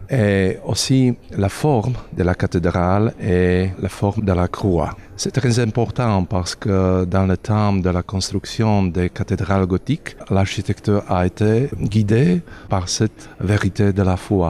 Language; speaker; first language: French; non-native, learner; Slovak